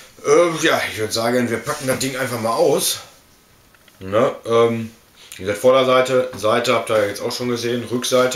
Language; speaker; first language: German; native; German